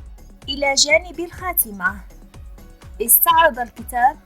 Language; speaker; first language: Arabic; native; Arabic